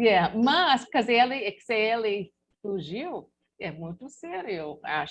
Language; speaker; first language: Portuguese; non-native, learner; English